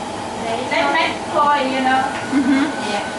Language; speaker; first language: English; non-native, learner; Vietnamese